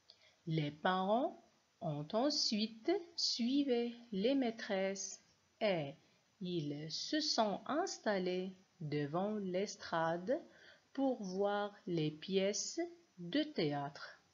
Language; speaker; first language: French; non-native, local second language; Arabic